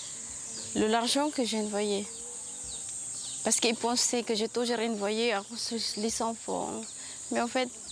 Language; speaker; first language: French; non-native, learner; Filipino